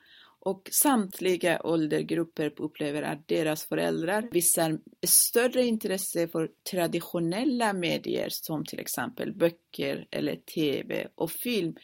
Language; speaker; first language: Swedish; non-native, fluent; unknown